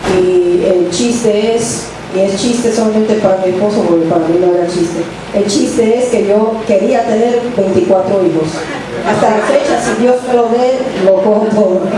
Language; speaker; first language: Spanish; early bilingual, heritage; English